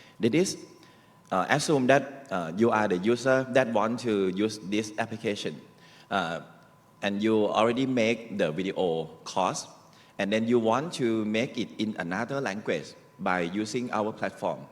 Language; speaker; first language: English; non-native, learner; Thai